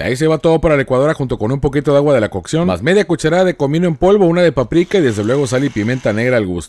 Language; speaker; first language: Spanish; native; Spanish